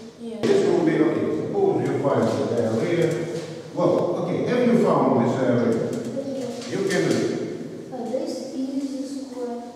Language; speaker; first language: English; non-native, fluent; Russian